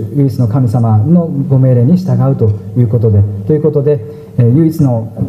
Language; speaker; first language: Japanese; native; Japanese